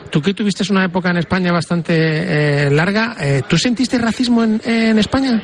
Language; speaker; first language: Spanish; native; Spanish